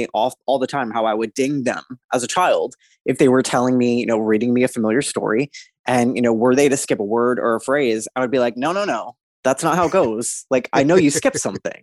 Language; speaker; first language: English; native; English